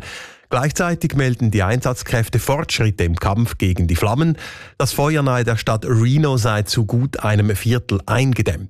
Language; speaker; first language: German; native; German